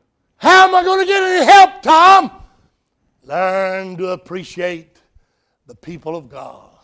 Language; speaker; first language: English; native; English